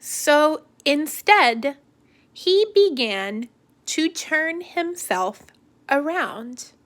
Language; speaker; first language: English; native; English